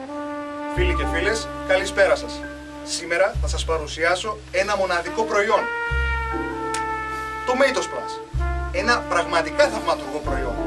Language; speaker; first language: Greek; native; Greek